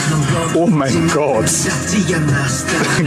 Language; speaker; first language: German; native; German